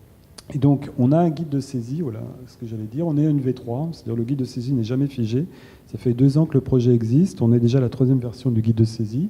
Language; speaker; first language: French; native; French